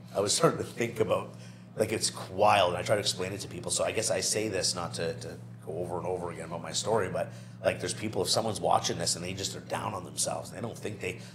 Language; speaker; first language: English; native; English